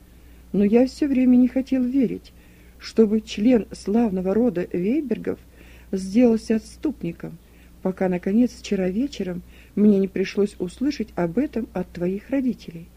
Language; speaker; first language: Russian; native; Russian